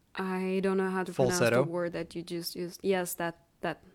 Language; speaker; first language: English; non-native, fluent; Chinese